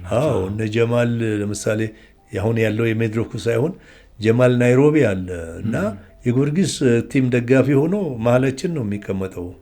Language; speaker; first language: Amharic; native; Amharic